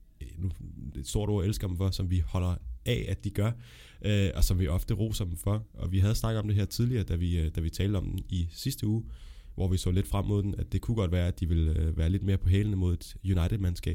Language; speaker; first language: Danish; native; Danish